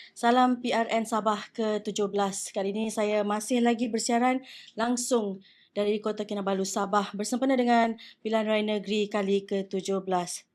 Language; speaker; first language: Malay; native; Malay